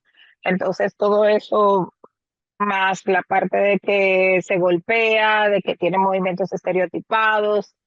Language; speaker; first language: Spanish; native; Spanish